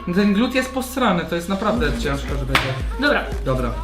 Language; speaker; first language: Polish; non-native, fluent; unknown